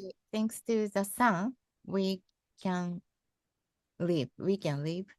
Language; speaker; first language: English; non-native, fluent; Japanese